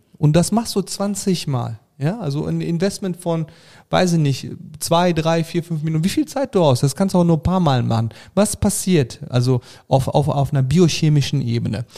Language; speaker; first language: German; early bilingual, other home language; Turkish